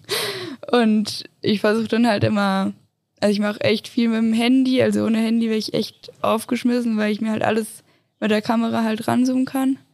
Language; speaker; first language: German; native; German